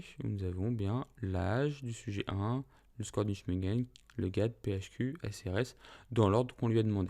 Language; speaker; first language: French; native; French